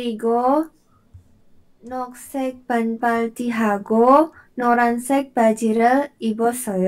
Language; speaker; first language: Korean; non-native, learner; Indonesian